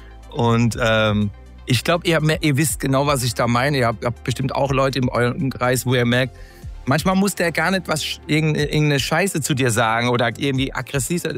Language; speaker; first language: German; native; German